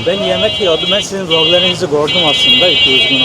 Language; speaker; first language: Turkish; non-native, fluent; Bangla